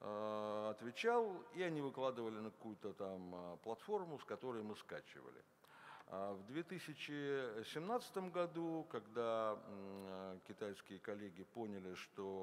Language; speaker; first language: Russian; native; Russian